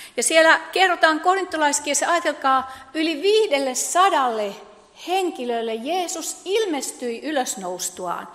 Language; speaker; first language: Finnish; native; Finnish